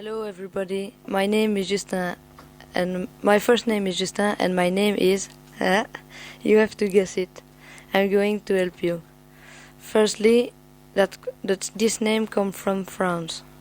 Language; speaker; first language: English; non-native, learner; French